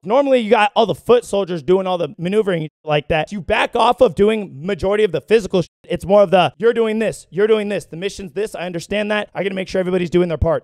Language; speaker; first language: English; native; English